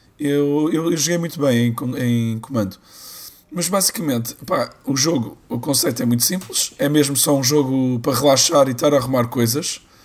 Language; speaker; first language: Portuguese; native; Portuguese